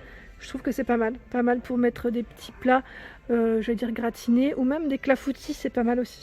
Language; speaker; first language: French; native; French